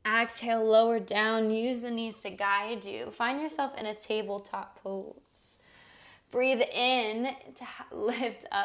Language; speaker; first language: English; native; English